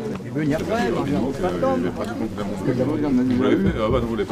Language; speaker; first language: French; native; French